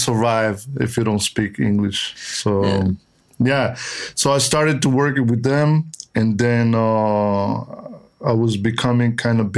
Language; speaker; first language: English; non-native, fluent; Italian